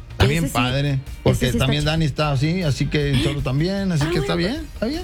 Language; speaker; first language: Spanish; native; Spanish